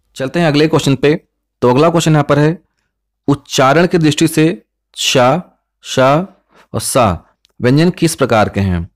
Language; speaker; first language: Hindi; native; Hindi